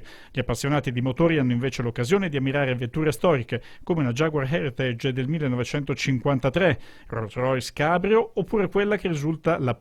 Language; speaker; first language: Italian; native; Italian